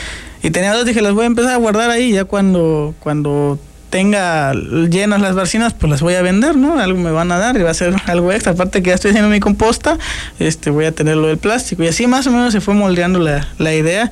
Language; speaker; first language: Spanish; native; Spanish